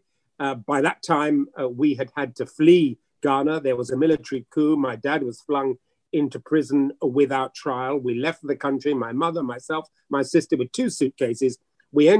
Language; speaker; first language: English; native; English